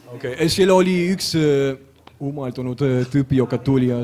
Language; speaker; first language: Finnish; non-native, learner; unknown